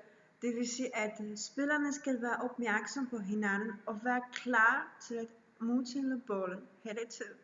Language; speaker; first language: Danish; non-native, learner; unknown